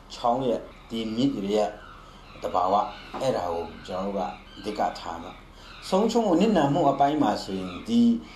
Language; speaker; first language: Burmese; non-native, local second language; Kachin